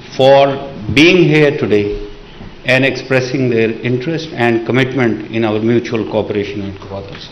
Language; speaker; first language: English; non-native, local second language; Urdu